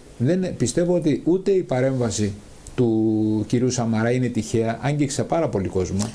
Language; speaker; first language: Greek; native; Greek